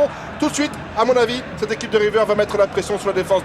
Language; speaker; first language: French; native; French